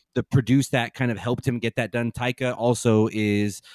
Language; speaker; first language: English; native; English